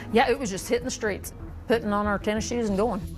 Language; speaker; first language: English; native; English